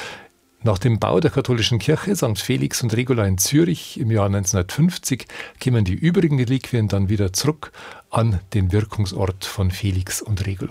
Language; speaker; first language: German; native; German